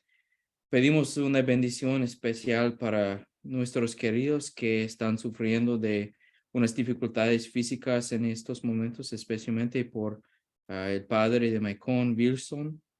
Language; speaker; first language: Spanish; non-native, fluent; English